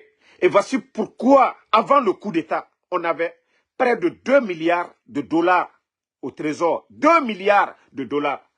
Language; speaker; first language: French; non-native, local second language; Mandingo